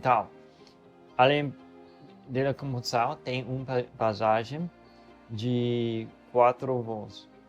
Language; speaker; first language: Portuguese; non-native, learner; English